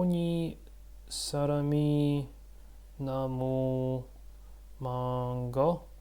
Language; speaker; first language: Korean; non-native, learner; Russian